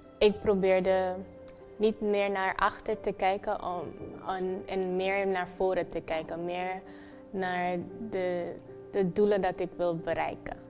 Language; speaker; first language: Dutch; non-native, local second language; Papiamento